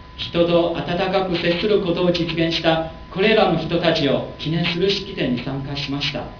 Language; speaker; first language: Japanese; non-native, learner; Chinese